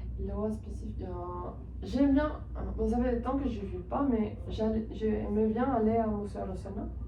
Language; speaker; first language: French; non-native, fluent; Spanish